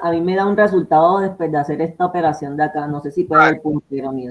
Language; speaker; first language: Spanish; native; Spanish